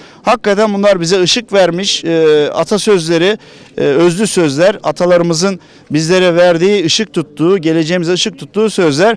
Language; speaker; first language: Turkish; native; Turkish